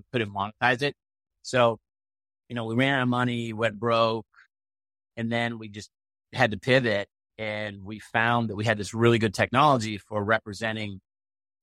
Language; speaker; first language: English; native; English